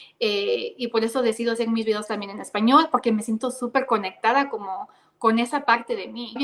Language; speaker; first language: Spanish; early bilingual, heritage; Spanish